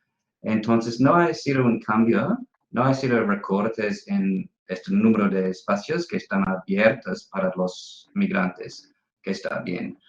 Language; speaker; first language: Spanish; non-native, fluent; English